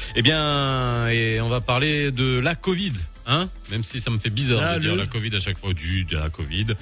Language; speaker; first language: French; non-native, local second language; Arabic